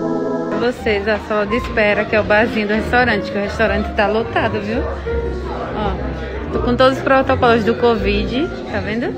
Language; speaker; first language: Portuguese; native; Portuguese